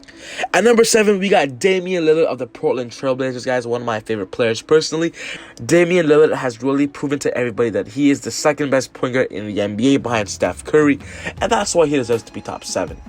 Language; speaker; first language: English; native; English